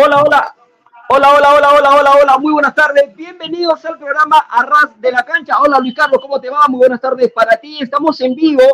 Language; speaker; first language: Spanish; native; Spanish